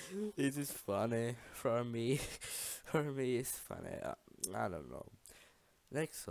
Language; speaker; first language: English; non-native, learner; Czech